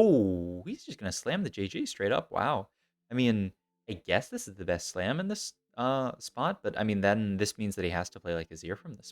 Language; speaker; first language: English; native; English